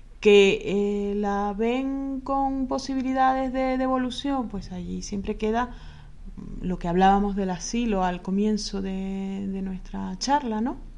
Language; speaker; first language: Spanish; native; Spanish